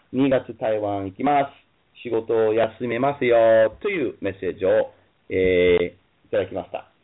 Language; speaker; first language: Japanese; non-native, fluent; English